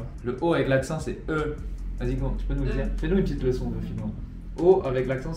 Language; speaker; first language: French; native; French